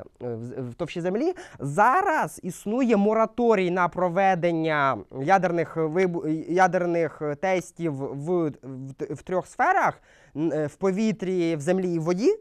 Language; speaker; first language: Ukrainian; non-native, local second language; Russian